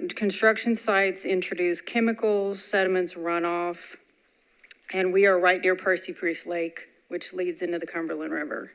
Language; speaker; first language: English; native; English